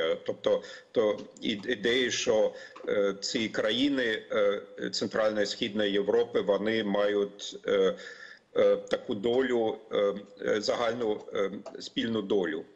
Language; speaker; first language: Ukrainian; non-native, fluent; German